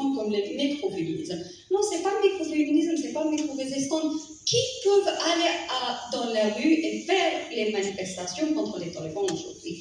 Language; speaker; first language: French; non-native, fluent; Persian